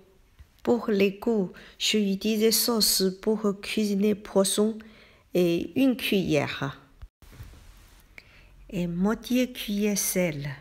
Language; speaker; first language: French; non-native, learner; Chinese